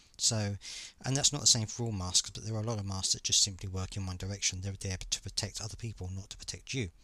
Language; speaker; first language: English; native; English